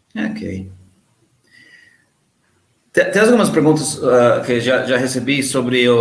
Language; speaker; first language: Portuguese; non-native, learner; English